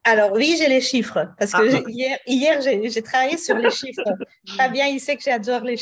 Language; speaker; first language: French; non-native, fluent; Persian